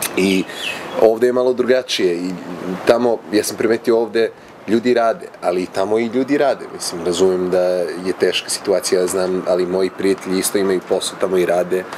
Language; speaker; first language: Serbian; early bilingual, heritage; Serbian